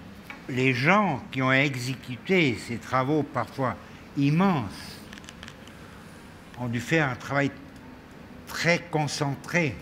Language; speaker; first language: French; non-native, fluent; German